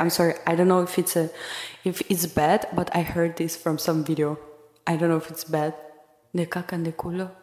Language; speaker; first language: English; non-native, fluent; Russian